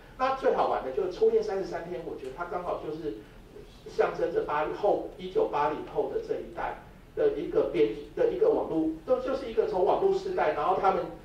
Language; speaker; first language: Chinese; native; Chinese